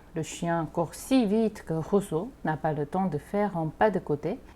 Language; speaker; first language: French; non-native, fluent; Korean